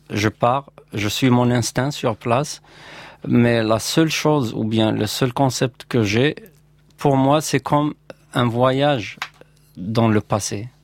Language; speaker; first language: French; non-native, local second language; Kabyle